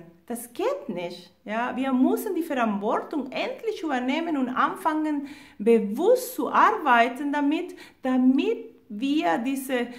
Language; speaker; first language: German; non-native, fluent; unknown